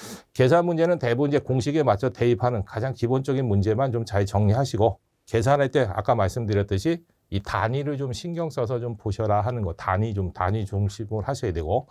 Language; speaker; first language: Korean; native; Korean